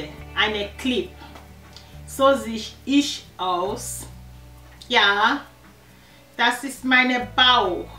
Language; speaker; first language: German; non-native, learner; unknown